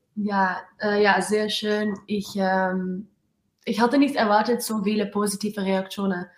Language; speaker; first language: German; non-native, learner; Dutch